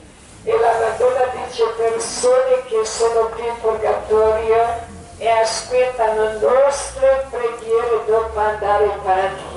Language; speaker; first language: Italian; non-native, learner; Croatian